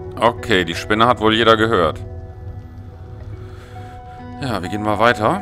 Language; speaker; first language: German; native; German